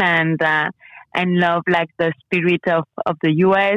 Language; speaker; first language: English; non-native, fluent; French